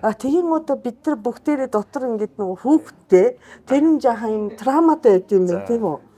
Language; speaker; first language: Mongolian; non-native, fluent; Japanese